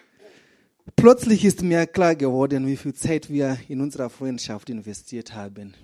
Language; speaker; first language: German; non-native, fluent; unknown